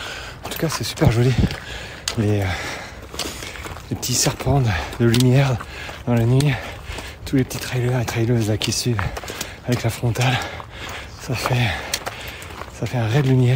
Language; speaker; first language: French; native; French